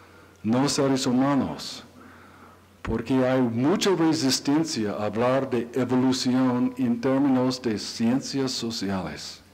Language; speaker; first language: Spanish; non-native, learner; English